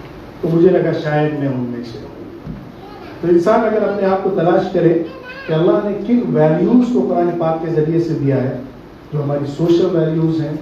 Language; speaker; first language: Urdu; native; Urdu